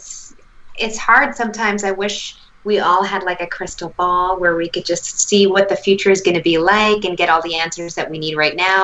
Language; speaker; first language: English; native; English